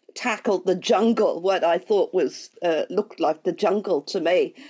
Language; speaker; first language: English; native; English